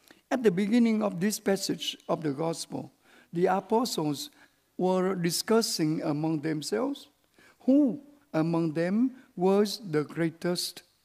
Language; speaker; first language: English; early bilingual, other home language; Vietnamese